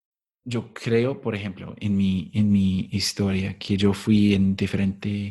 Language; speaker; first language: Spanish; non-native, fluent; English